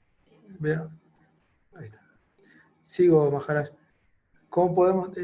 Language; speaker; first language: Spanish; native; Spanish